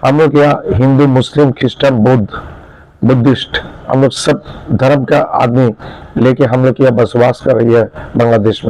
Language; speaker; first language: Hindi; non-native, learner; Bangla